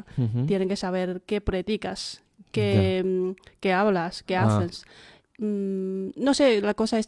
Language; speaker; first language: Spanish; non-native, fluent; Chinese